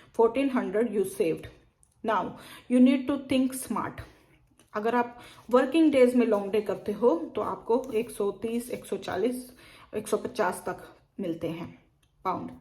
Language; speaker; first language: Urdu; native; Urdu